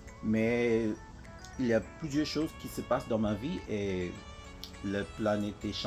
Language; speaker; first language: French; non-native, learner; English